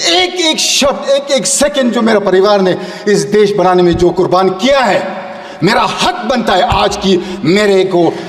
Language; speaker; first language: Hindi; non-native, local second language; Manipuri